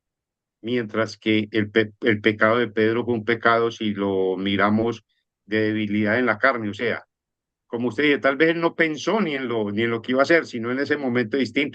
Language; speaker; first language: Spanish; native; Spanish